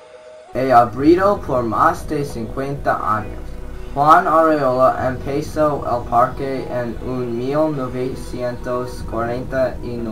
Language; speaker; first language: Spanish; non-native, learner; English